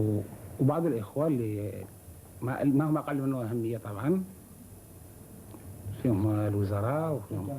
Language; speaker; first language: Arabic; native; Arabic